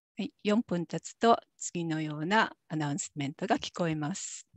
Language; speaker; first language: Japanese; native; Japanese